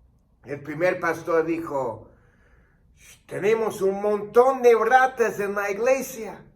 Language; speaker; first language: Spanish; non-native, fluent; English